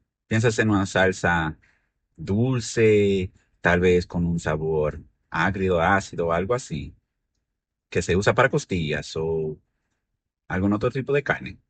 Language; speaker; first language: Spanish; early bilingual, heritage; Spanish